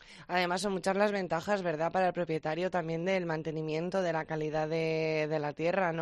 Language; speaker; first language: Spanish; native; Spanish